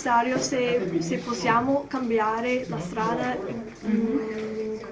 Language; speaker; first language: Italian; non-native, learner; English